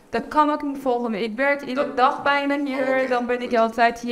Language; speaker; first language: Dutch; non-native, learner; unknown